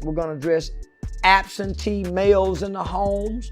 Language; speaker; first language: English; native; English